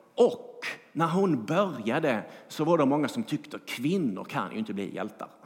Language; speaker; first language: Swedish; native; Swedish